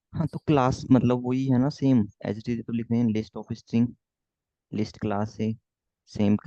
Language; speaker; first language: Hindi; native; Hindi